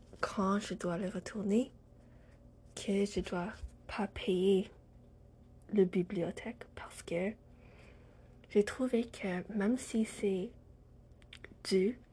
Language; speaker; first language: French; non-native, learner; English